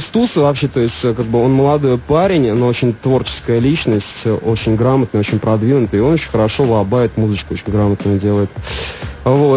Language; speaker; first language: Russian; native; Russian